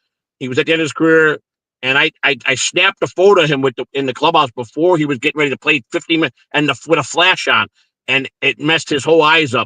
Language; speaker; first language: English; native; English